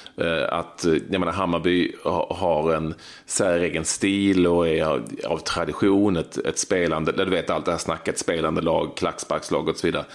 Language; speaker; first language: Swedish; native; Swedish